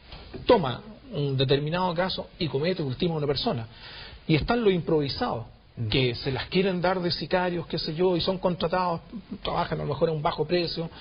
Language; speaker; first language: Spanish; native; Spanish